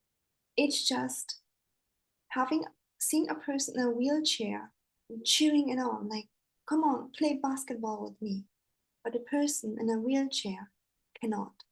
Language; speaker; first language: English; non-native, fluent; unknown